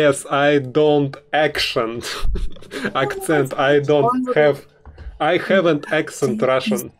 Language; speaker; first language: English; non-native, learner; Russian